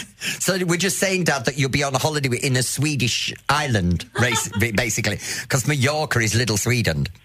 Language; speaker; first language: English; native; English